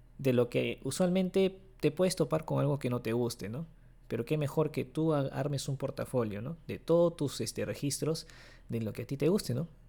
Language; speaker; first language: Spanish; early bilingual, other home language; Japanese